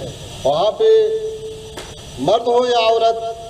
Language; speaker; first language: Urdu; non-native, fluent; Pashto